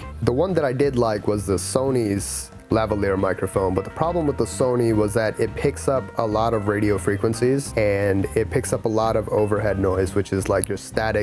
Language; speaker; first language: English; native; English